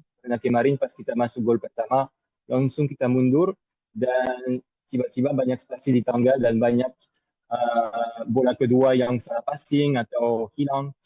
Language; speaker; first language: Indonesian; non-native, fluent; French